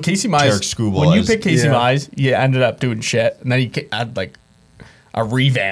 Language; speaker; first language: English; native; English